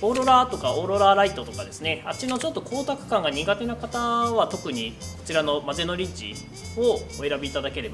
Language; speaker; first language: Japanese; native; Japanese